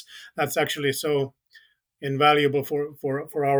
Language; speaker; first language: English; non-native, fluent; Finnish